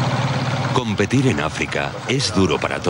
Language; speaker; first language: Spanish; native; Spanish